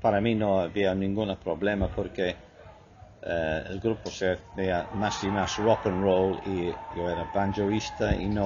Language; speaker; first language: Spanish; non-native, fluent; English